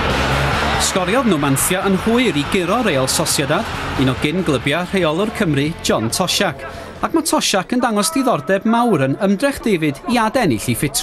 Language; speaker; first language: Welsh; native; Welsh